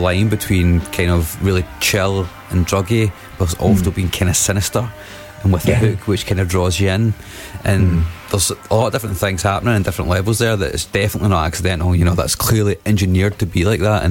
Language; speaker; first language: English; native; English